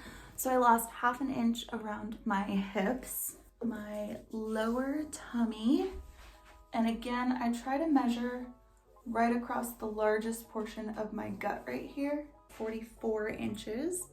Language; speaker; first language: English; native; English